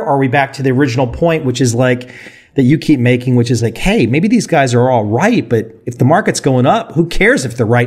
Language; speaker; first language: English; native; English